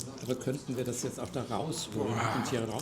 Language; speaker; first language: German; native; German